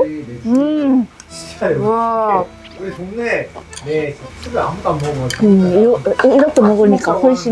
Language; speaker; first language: Korean; non-native, fluent; Japanese